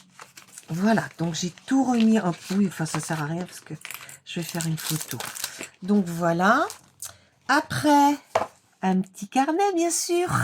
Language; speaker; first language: French; native; French